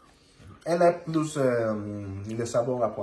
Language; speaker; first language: French; non-native, learner; Spanish